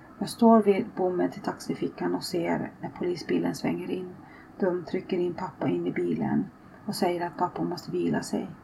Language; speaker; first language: Swedish; early bilingual, other home language; Finnish